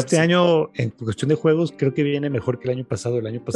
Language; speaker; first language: Spanish; native; Spanish